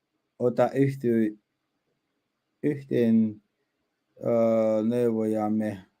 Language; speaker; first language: Finnish; non-native, learner; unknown